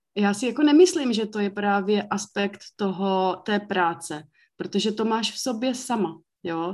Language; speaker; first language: Czech; native; Czech